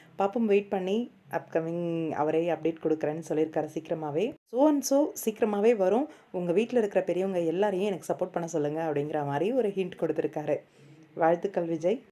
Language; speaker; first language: Tamil; native; Tamil